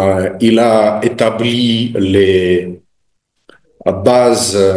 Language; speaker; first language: French; non-native, fluent; Russian